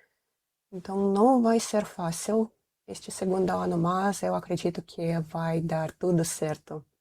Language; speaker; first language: Portuguese; non-native, fluent; Russian